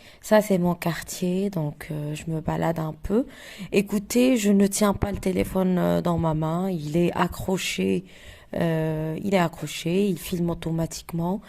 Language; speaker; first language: French; non-native, local second language; Arabic